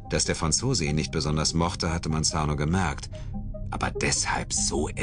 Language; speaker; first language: German; native; German